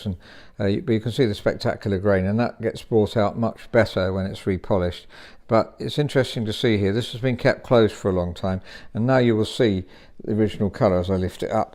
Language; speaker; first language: English; native; English